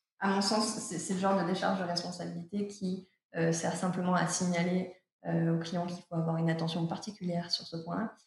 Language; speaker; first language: French; native; French